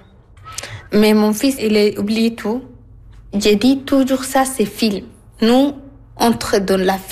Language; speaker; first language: French; non-native, learner; Arabic